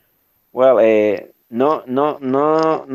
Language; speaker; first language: English; non-native, learner; Spanish